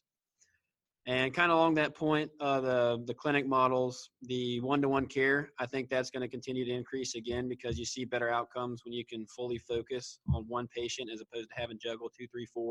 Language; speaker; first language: English; native; English